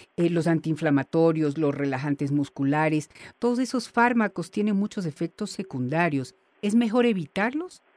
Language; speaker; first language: Spanish; native; Spanish